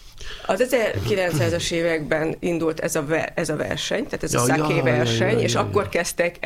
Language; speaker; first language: Hungarian; native; Hungarian